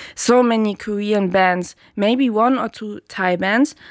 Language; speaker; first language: English; non-native, fluent; German